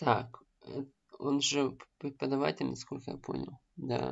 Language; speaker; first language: Russian; native; Russian